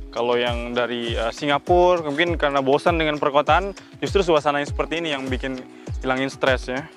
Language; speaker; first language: Indonesian; native; Indonesian